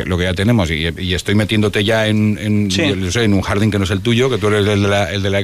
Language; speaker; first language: Spanish; native; Spanish